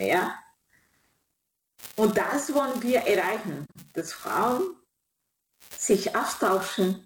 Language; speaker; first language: German; non-native, fluent; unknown